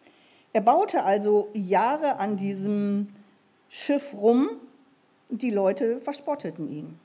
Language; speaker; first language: German; native; German